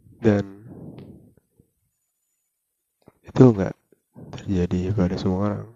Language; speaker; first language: Indonesian; native; Indonesian